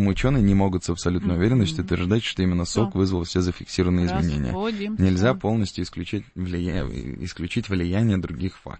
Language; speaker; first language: Russian; native; Russian